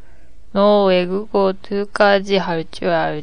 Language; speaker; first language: Korean; non-native, learner; Japanese